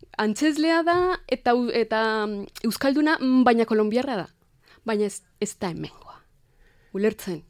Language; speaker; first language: Basque; non-native, fluent; Spanish